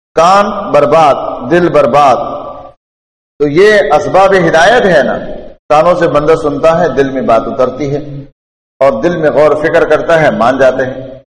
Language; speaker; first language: Urdu; non-native, local second language; Pashto